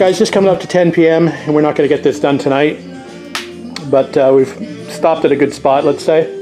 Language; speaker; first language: English; native; English